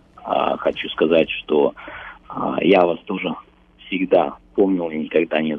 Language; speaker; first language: Russian; early bilingual, heritage; Russian